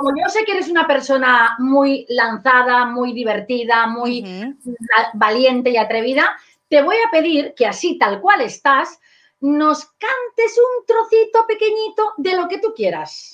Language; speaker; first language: Spanish; native; Spanish